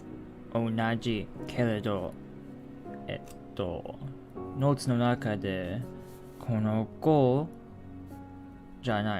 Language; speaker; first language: Japanese; non-native, learner; English